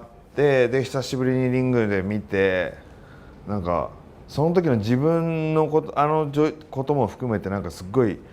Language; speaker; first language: Japanese; native; Japanese